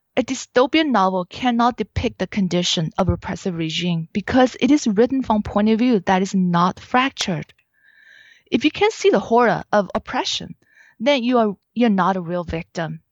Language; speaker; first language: English; non-native, fluent; Chinese